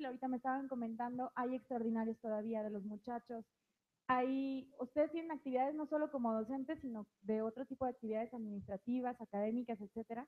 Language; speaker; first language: Spanish; native; Spanish